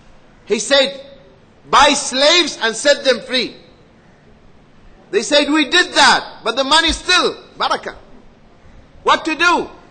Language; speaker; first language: English; non-native, fluent; Arabic